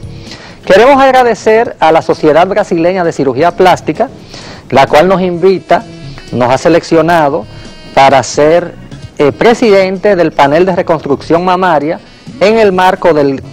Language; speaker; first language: Spanish; native; Spanish